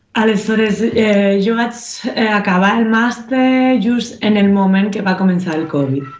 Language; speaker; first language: Catalan; non-native, fluent; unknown